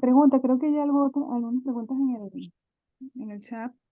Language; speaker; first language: Spanish; native; Spanish